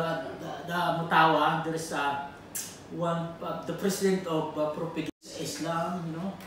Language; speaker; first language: English; non-native, learner; Filipino